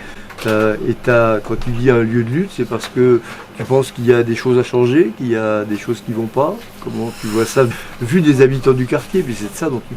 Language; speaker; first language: French; native; French